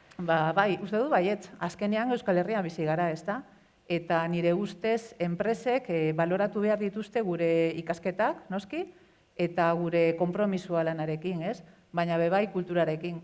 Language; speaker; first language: Basque; non-native, local second language; Spanish